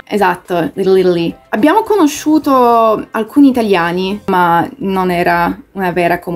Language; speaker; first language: Italian; early bilingual, heritage; English